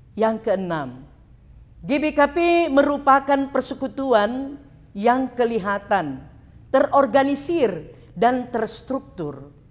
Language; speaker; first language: Indonesian; non-native, local second language; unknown